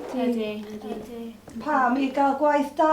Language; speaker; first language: Welsh; native; Welsh